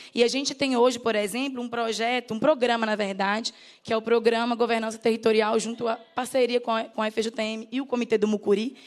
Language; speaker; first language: Portuguese; native; Portuguese